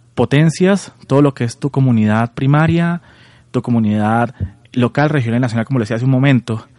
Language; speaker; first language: Spanish; native; Spanish